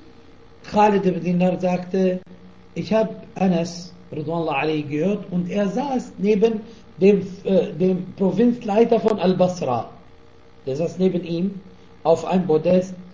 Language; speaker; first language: German; non-native, fluent; Arabic